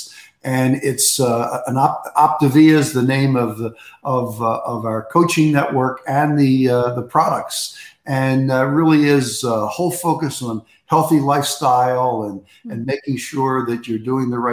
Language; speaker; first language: English; native; English